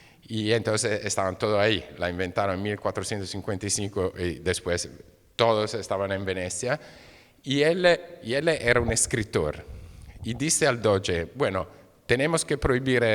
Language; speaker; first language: Spanish; non-native, fluent; Italian